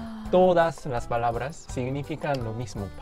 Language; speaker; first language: Spanish; non-native, fluent; Korean